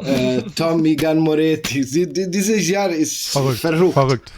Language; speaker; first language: German; non-native, learner; Italian